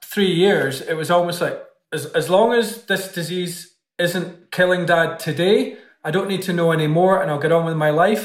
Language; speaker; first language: English; native; English